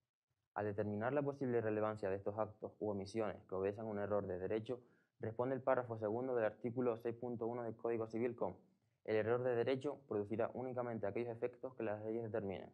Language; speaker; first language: Spanish; native; Spanish